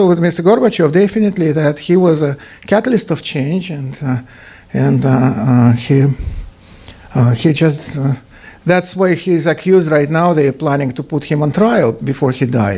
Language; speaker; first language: English; non-native, fluent; Russian